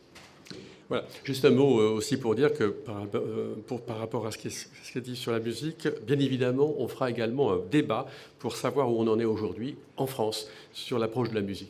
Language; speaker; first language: French; native; French